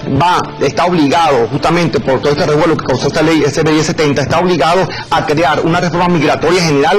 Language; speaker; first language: Spanish; native; Spanish